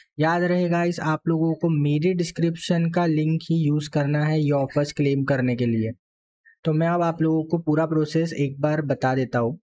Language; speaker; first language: Hindi; native; Hindi